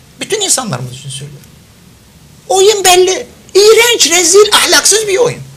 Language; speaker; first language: Turkish; non-native, fluent; Arabic